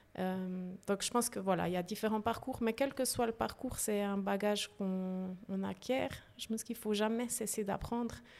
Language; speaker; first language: French; native; French